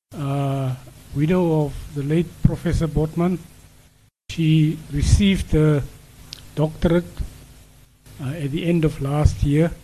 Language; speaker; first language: English; non-native, local second language; Afrikaans